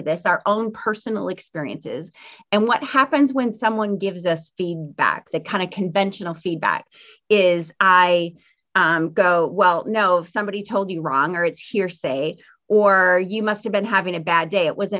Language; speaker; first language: English; native; English